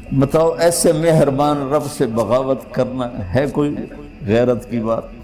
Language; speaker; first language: Urdu; non-native, local second language; Punjabi